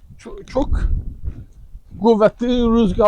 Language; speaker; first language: Turkish; non-native, learner; Persian